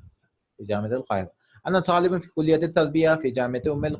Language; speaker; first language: Arabic; non-native, fluent; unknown